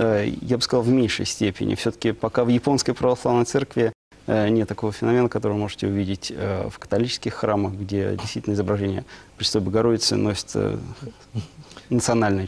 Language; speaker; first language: Russian; native; Russian